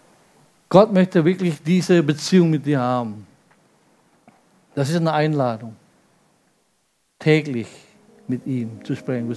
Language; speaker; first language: German; non-native, fluent; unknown